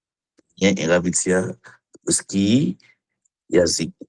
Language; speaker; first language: Russian; non-native, learner; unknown